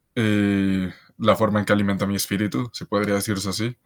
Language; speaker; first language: Spanish; native; Spanish